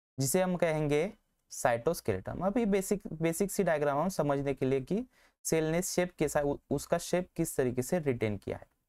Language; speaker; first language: Hindi; non-native, local second language; Marathi